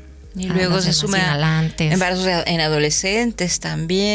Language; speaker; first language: Spanish; native; Spanish